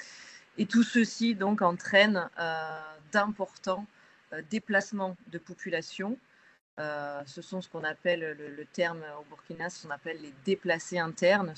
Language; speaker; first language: French; native; French